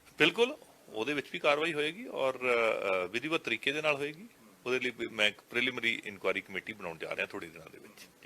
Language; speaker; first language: Punjabi; native; Punjabi